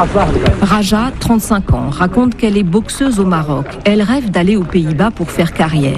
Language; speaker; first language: French; native; French